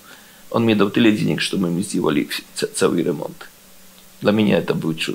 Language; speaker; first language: Russian; non-native, learner; Polish